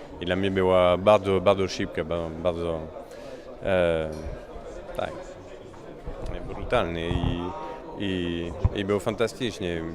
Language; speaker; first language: Polish; non-native, learner; French